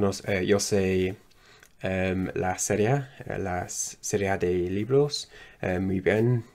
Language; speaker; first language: Spanish; non-native, learner; English